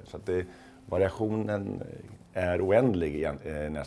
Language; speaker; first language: Swedish; native; Swedish